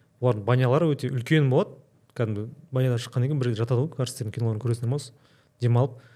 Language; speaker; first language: Kazakh; native; Kazakh